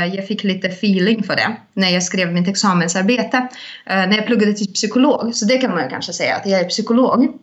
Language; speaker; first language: Swedish; non-native, fluent; Russian